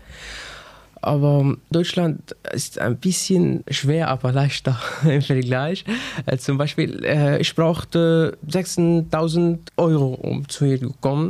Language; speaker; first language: German; non-native, learner; Arabic